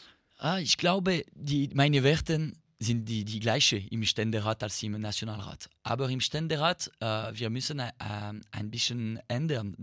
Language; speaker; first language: German; non-native, learner; French